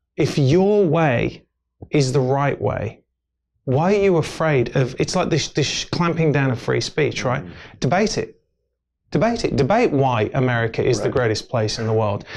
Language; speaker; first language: English; native; English